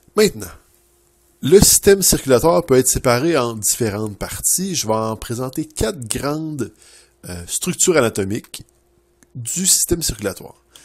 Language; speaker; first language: French; native; French